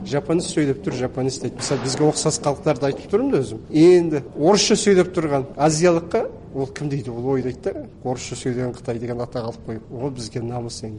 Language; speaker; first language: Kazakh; early bilingual, heritage; Kazakh